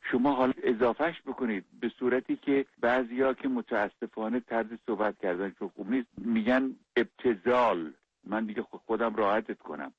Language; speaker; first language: Persian; native; Persian